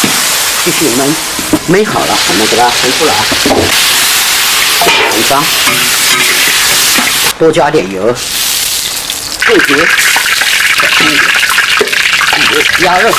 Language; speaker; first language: Chinese; native; Chinese